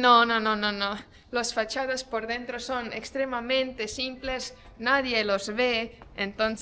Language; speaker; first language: Spanish; non-native, fluent; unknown